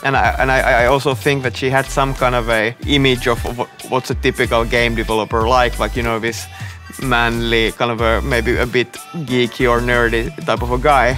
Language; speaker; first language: English; non-native, fluent; Finnish